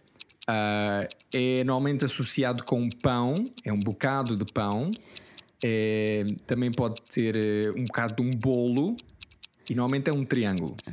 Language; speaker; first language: Portuguese; early bilingual, heritage; Portuguese